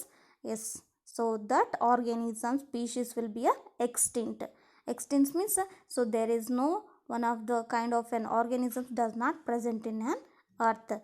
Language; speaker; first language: English; non-native, local second language; Kannada